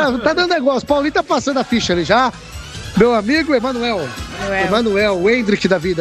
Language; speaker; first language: Portuguese; native; Portuguese